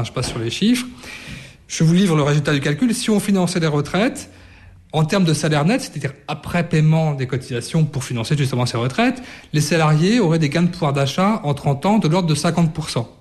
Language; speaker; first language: French; native; French